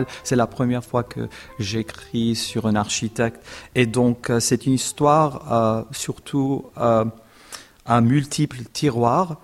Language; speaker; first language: French; non-native, fluent; Armenian